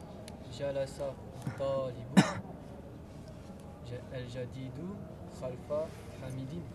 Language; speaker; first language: Arabic; non-native, learner; French